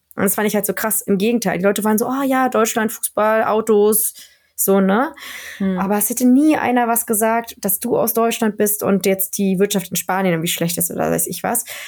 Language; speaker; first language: German; native; German